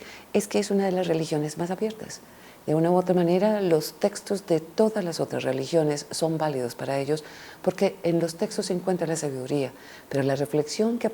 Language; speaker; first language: Spanish; native; Spanish